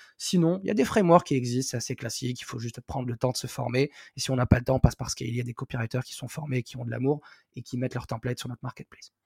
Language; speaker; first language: French; non-native, local second language; Arabic